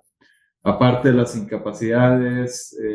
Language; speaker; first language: Spanish; native; Spanish